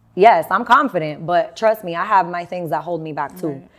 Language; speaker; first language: English; native; English